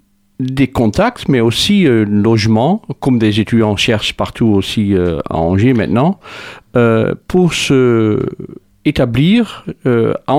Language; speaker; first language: French; non-native, fluent; Dutch